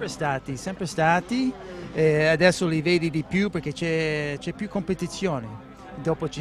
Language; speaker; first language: Italian; non-native, fluent; English